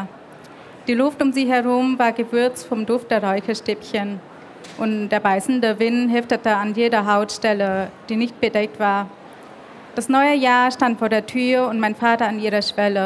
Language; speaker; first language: German; early bilingual, other home language; Vietnamese